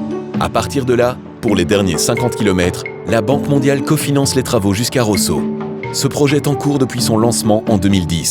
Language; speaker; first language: French; native; French